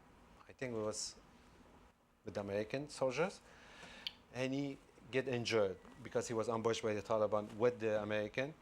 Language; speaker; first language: English; non-native, fluent; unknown